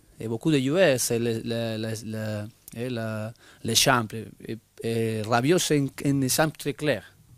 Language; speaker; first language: French; non-native, learner; Spanish